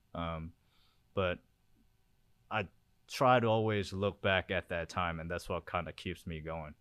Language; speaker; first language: English; early bilingual, other home language; Korean